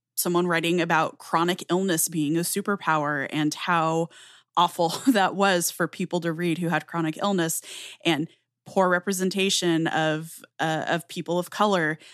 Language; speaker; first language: English; native; English